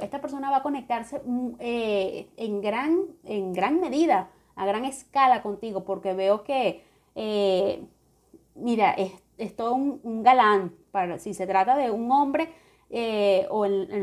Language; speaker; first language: Spanish; native; Spanish